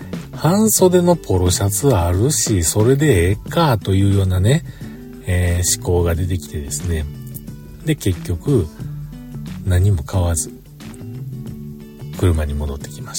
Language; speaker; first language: Japanese; native; Japanese